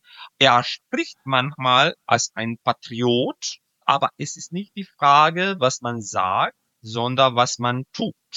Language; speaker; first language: German; non-native, fluent; Serbian